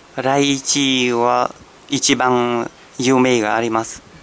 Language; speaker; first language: Japanese; non-native, learner; Vietnamese